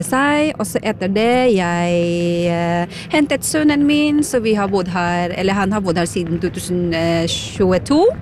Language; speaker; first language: Norwegian; non-native, fluent; Filipino